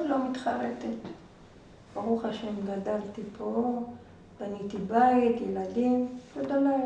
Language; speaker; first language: Hebrew; non-native, fluent; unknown